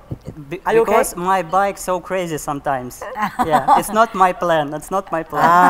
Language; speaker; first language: English; non-native, learner; Russian